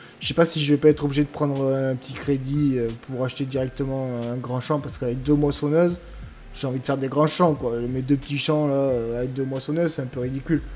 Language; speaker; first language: French; native; French